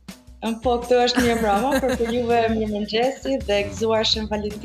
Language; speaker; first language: Albanian; early bilingual, heritage; Albanian